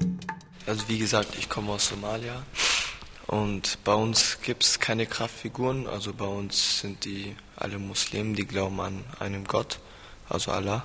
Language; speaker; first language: German; non-native, fluent; Somali